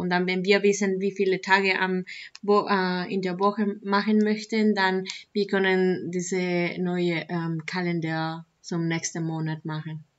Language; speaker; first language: German; non-native, learner; Spanish